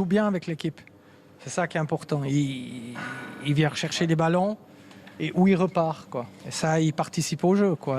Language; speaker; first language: French; native; French